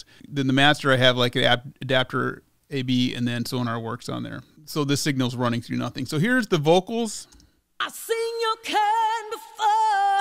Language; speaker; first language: English; native; English